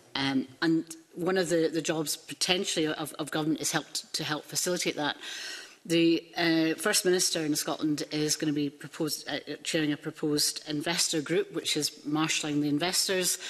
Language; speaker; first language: English; native; English